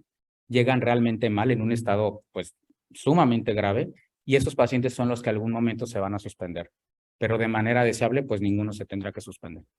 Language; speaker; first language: Spanish; native; Spanish